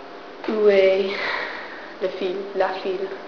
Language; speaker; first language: French; non-native, learner; English